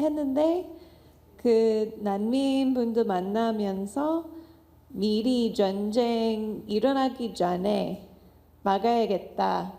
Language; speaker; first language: Korean; non-native, fluent; English